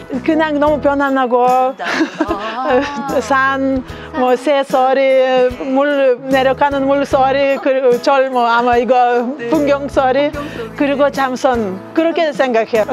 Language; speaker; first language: Korean; non-native, learner; Lithuanian